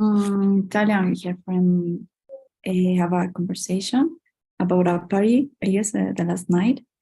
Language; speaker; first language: English; non-native, learner; Spanish